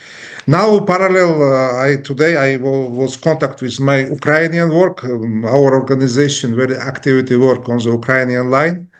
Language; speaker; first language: English; non-native, learner; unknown